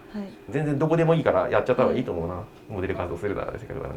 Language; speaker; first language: Japanese; native; Japanese